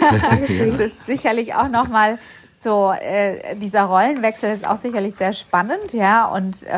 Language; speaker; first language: German; early bilingual, other home language; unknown